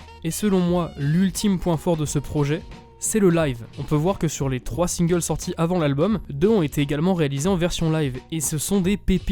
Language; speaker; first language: French; native; French